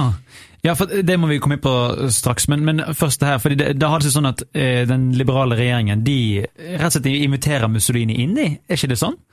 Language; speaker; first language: Norwegian; native; Norwegian